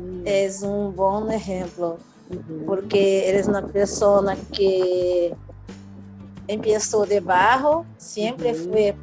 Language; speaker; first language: Spanish; non-native, learner; Portuguese